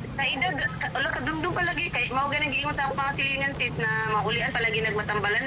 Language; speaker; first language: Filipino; non-native, local second language; Cebuano